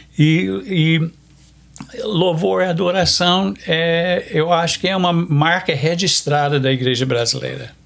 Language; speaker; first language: Portuguese; non-native, fluent; English